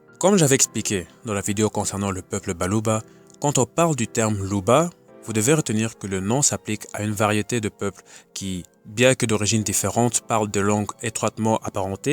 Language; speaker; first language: French; native; French